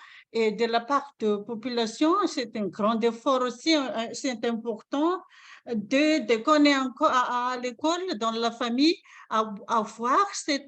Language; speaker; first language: French; non-native, local second language; Malagasy